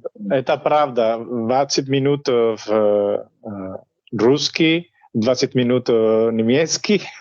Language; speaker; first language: Russian; non-native, learner; Spanish